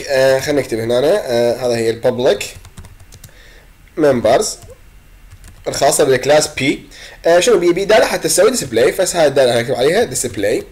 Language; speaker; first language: Arabic; native; Arabic